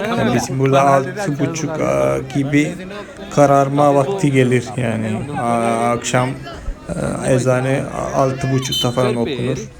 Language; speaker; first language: Turkish; non-native, fluent; Malayalam